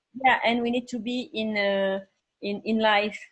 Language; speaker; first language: English; non-native, learner; French